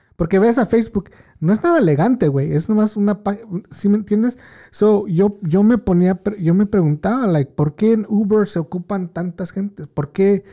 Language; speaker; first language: Spanish; early bilingual, heritage; Spanish